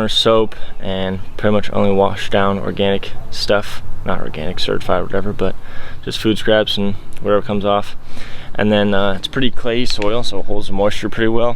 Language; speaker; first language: English; native; English